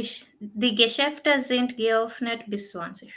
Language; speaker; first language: German; non-native, learner; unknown